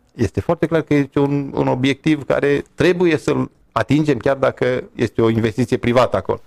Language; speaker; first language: Romanian; native; Romanian